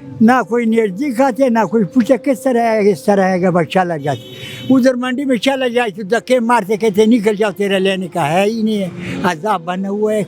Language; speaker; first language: Urdu; non-native, local second language; Pashto